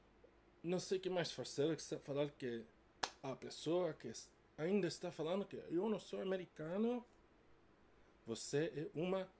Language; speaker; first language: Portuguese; non-native, learner; English